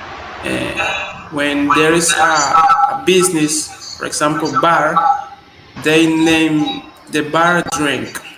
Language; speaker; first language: English; non-native, learner; Spanish